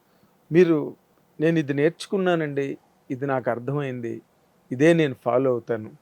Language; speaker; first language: Telugu; native; Telugu